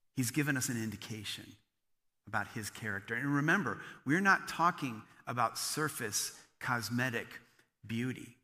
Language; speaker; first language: English; native; English